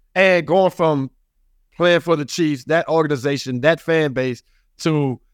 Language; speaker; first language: English; native; English